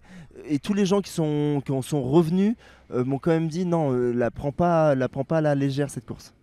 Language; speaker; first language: French; native; French